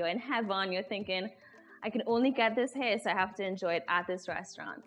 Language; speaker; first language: English; native; English